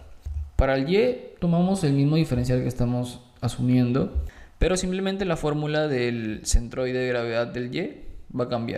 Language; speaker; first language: Spanish; native; Spanish